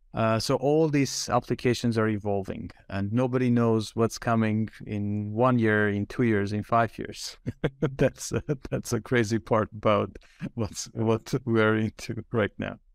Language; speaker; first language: English; non-native, fluent; Armenian